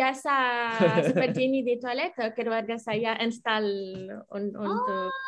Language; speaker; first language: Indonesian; non-native, learner; French